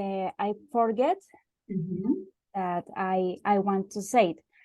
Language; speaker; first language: English; non-native, learner; Spanish